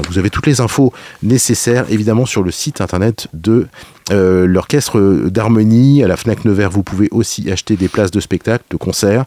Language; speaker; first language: French; native; French